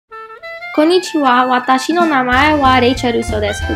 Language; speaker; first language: Japanese; non-native, learner; English